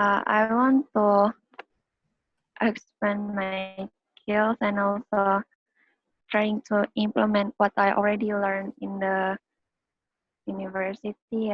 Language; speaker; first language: English; non-native, learner; Indonesian